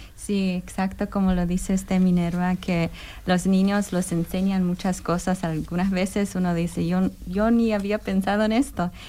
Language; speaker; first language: Spanish; early bilingual, heritage; Spanish